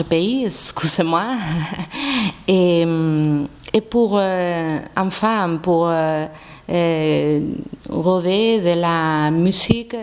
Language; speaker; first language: French; non-native, learner; Spanish